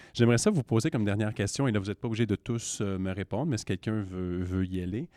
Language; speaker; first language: French; native; French